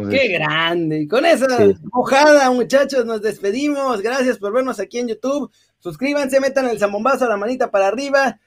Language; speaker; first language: Spanish; native; Spanish